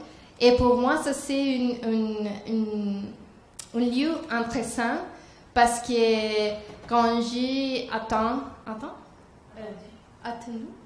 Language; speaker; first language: French; non-native, learner; Spanish